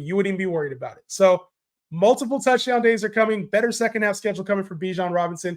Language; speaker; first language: English; native; English